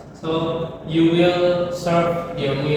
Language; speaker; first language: English; non-native, learner; Indonesian